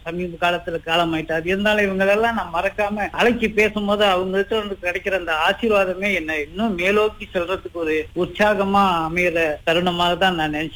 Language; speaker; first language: Tamil; early bilingual, heritage; Tamil